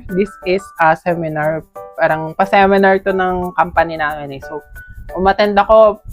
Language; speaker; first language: Filipino; native; Filipino